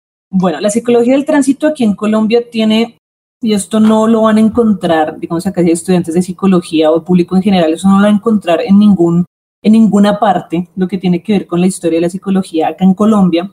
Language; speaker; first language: Spanish; native; Spanish